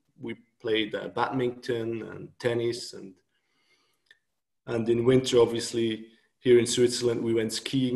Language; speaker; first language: English; non-native, fluent; Swiss German